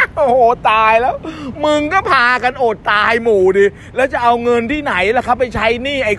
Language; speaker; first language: Thai; native; Thai